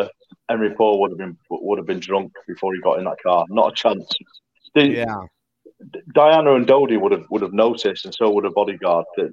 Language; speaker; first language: English; native; English